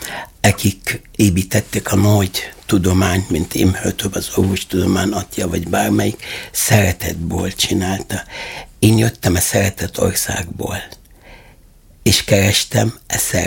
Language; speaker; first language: Hungarian; non-native, fluent; Arabic